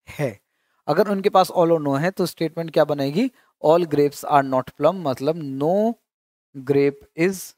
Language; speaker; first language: Hindi; native; Hindi